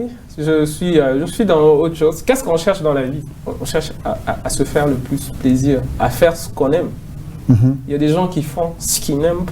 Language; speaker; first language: French; non-native, local second language; Swahili